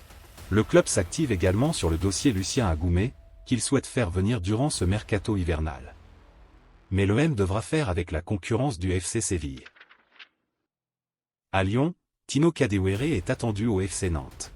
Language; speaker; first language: French; native; French